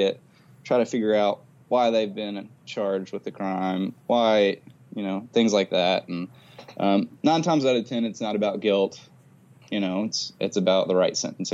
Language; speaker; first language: English; native; English